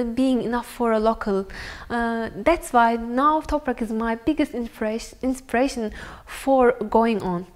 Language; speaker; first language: English; non-native, fluent; Turkish